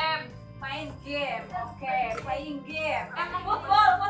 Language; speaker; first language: English; non-native, learner; Indonesian